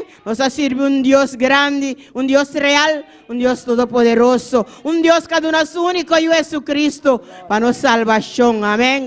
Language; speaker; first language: Spanish; non-native, learner; Papiamento